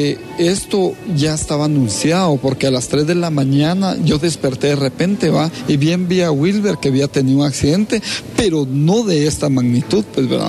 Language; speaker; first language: Spanish; native; Spanish